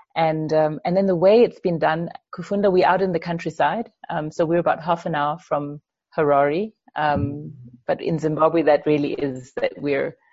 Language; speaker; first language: English; non-native, fluent; Danish